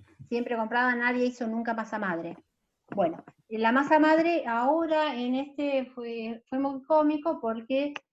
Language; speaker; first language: Spanish; native; Spanish